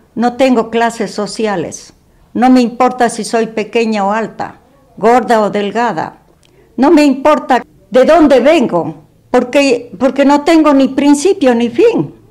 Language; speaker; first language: Spanish; native; Spanish